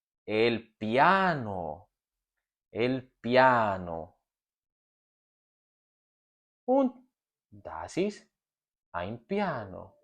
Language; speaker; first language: German; non-native, learner; Spanish